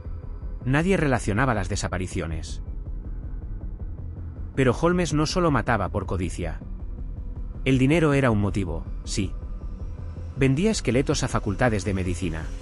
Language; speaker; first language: Spanish; native; Spanish